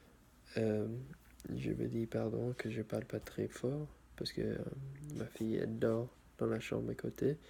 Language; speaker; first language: French; non-native, learner; English